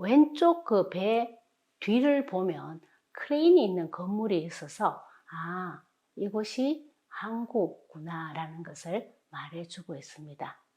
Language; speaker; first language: Korean; native; Korean